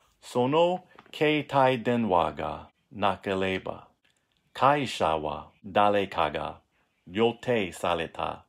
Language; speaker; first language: Japanese; non-native, learner; English